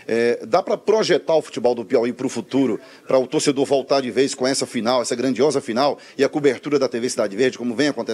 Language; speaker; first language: Portuguese; native; Portuguese